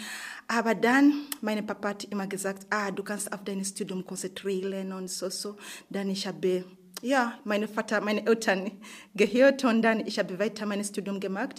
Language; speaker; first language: German; non-native, learner; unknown